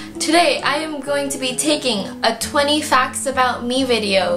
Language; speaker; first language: English; early bilingual, other home language; Japanese